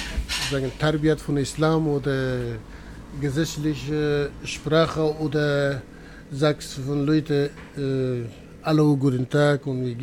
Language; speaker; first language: German; non-native, learner; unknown